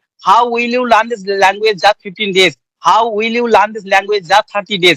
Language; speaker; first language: English; non-native, learner; Bangla